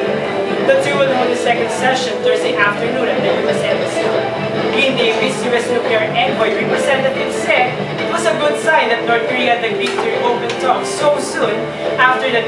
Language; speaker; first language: English; non-native, local second language; Filipino